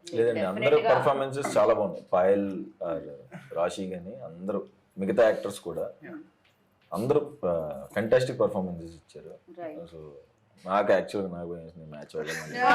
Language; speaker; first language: Telugu; native; Telugu